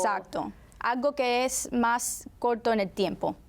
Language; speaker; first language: Spanish; early bilingual, heritage; Spanish